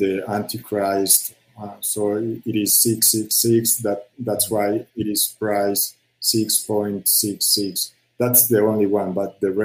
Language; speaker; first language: English; non-native, fluent; Spanish